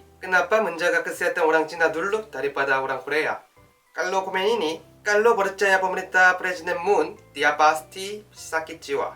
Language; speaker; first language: Indonesian; non-native, learner; Korean